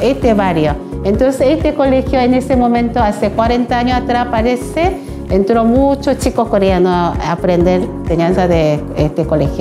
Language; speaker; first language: Spanish; non-native, learner; Korean